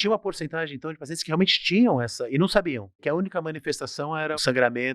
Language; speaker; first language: Portuguese; native; Portuguese